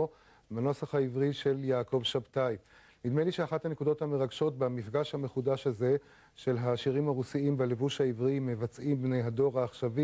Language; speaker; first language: Hebrew; native; Hebrew